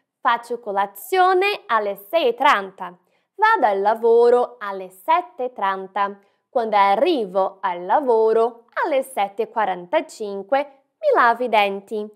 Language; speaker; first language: Italian; non-native, fluent; Portuguese